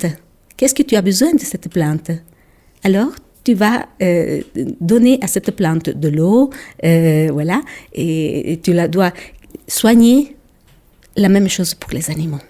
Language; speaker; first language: French; non-native, local second language; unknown